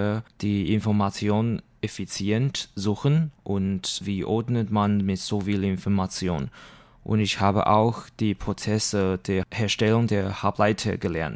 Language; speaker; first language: German; non-native, learner; Chinese